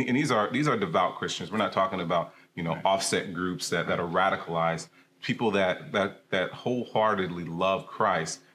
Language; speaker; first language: English; early bilingual, other home language; Krio